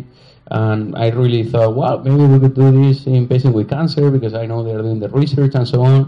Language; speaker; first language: English; non-native, fluent; Spanish